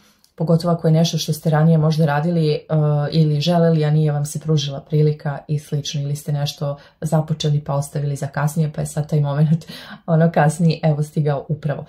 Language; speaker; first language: Serbian; native; Serbian